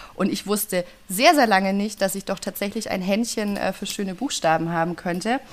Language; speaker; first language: German; native; German